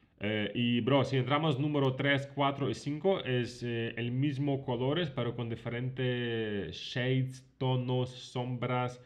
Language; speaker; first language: Spanish; non-native, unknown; Ukrainian